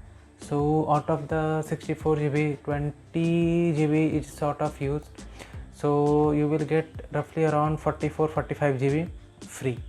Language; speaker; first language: English; non-native, local second language; Hindi